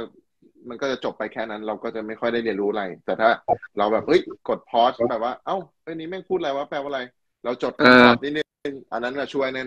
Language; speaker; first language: Thai; native; Thai